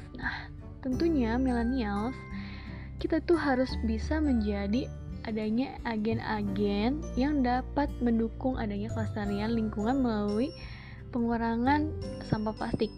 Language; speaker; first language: Indonesian; native; Indonesian